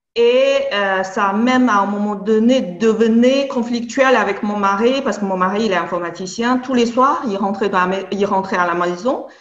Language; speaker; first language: French; non-native, fluent; Chinese